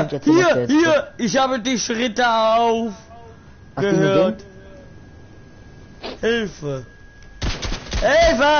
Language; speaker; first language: German; non-native, learner; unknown